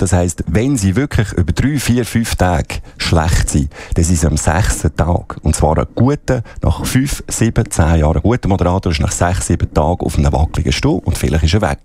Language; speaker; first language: German; native; German